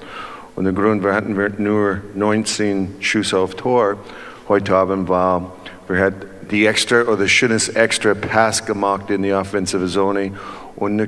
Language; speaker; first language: German; non-native, learner; English